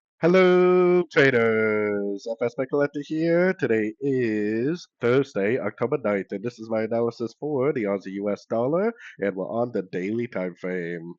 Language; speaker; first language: English; native; English